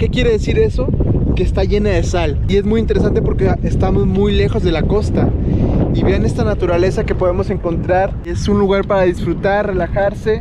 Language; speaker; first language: Spanish; native; Spanish